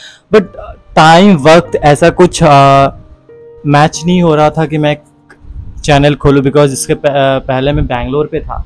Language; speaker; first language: Hindi; non-native, local second language; Assamese